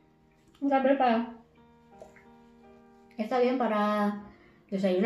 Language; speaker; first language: Spanish; non-native, learner; Indonesian